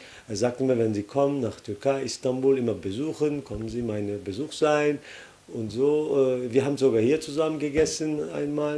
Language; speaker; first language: German; non-native, fluent; Turkish